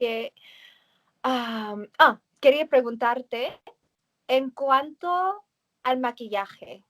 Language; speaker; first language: Spanish; early bilingual, heritage; Spanish